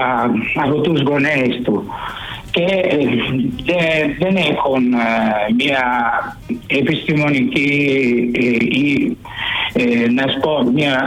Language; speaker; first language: Greek; early bilingual, heritage; Greek